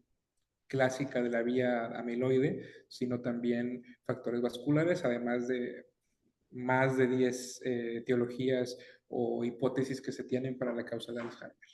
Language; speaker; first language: Spanish; native; Spanish